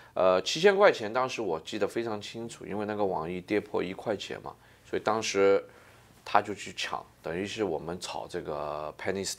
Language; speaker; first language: Chinese; native; Chinese